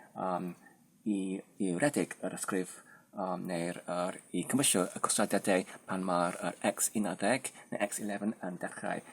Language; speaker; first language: Welsh; non-native, learner; Polish